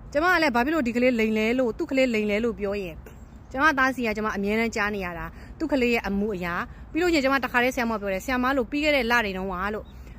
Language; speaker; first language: Burmese; native; Burmese